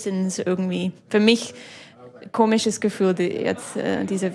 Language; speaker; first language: German; non-native, fluent; English